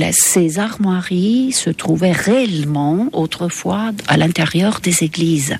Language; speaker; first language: French; non-native, fluent; Estonian